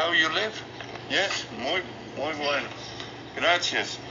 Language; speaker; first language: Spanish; non-native, learner; English